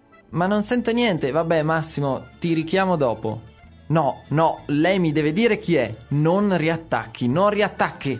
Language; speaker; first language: Italian; native; Italian